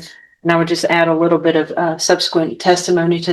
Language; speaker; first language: English; native; English